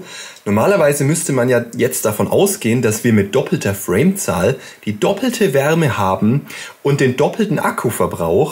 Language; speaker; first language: German; native; German